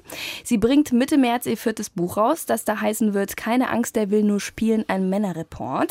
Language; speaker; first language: German; native; German